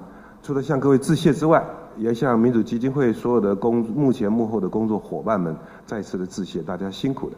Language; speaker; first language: Chinese; native; Chinese